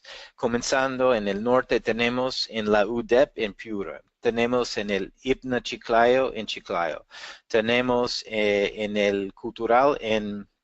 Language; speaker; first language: Spanish; non-native, fluent; English